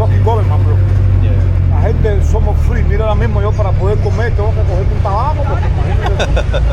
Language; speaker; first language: Spanish; native; Spanish